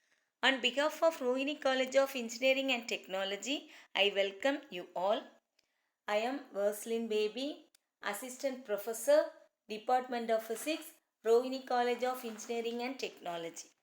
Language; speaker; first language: English; non-native, local second language; Tamil